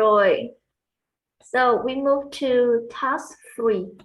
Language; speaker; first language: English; non-native, fluent; Vietnamese